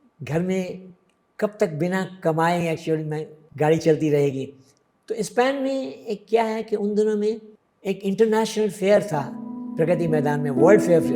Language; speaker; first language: Hindi; early bilingual, other home language; Sindhi